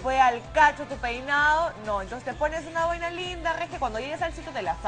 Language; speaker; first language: Spanish; native; Spanish